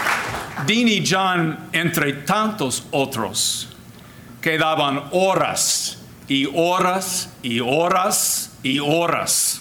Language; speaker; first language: Spanish; non-native, fluent; English